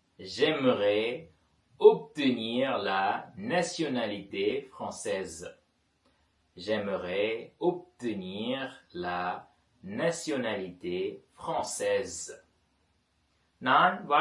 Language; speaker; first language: French; non-native, fluent; Tamil